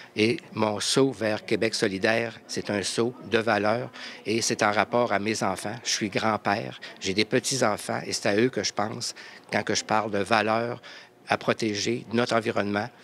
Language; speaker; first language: French; native; French